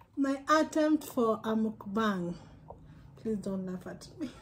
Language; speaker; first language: English; non-native, local second language; Gusii